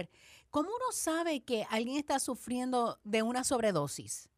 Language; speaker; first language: Spanish; native; Spanish